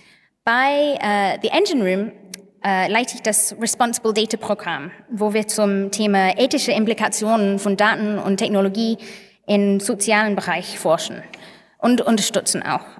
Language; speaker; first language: German; non-native, fluent; English